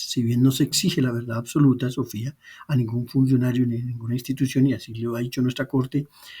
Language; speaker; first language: Spanish; native; Spanish